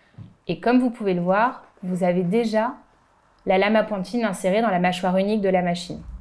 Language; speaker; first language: French; native; French